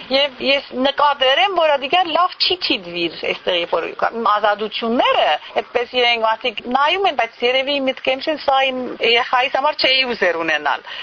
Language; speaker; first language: Armenian; early bilingual, heritage; Armenian